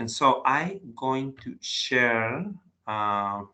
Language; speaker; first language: English; non-native, learner; Spanish